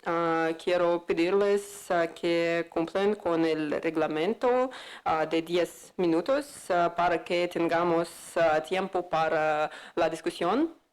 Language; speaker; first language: Spanish; non-native, fluent; Russian